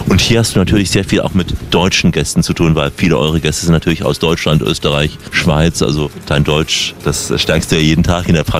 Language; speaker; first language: German; native; German